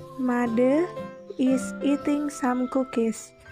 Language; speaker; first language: English; non-native, learner; Indonesian